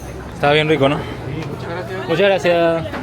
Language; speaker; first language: Spanish; early bilingual, heritage; Japanese